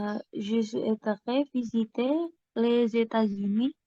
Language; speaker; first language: French; non-native, learner; Indonesian